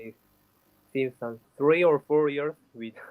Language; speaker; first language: English; non-native, learner; Korean